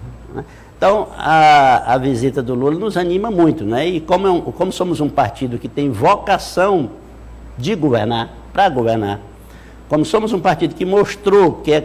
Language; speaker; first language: Portuguese; native; Portuguese